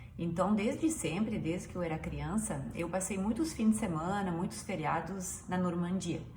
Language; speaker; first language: Portuguese; non-native, fluent; French